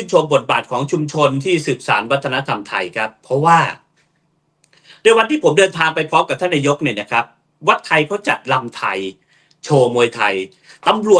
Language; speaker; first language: Thai; native; Thai